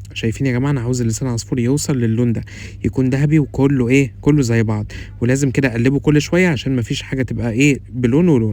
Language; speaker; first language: Arabic; native; Arabic